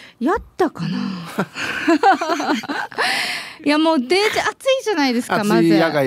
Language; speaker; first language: Japanese; native; Japanese